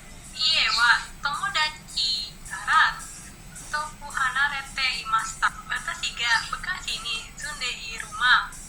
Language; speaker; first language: Japanese; non-native, learner; Indonesian